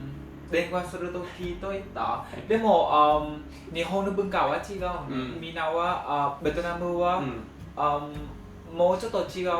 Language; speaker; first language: Japanese; non-native, learner; Vietnamese